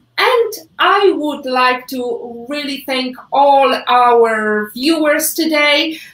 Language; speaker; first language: English; non-native, fluent; Polish